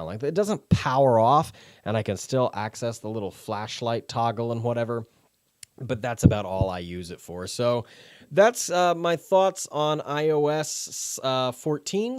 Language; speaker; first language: English; native; English